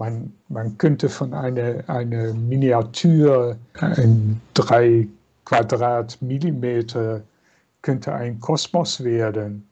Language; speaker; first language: German; non-native, fluent; Dutch